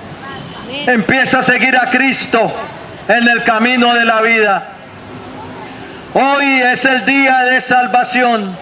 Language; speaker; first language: Spanish; native; Spanish